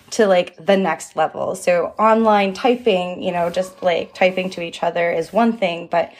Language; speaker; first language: English; early bilingual, other home language; Japanese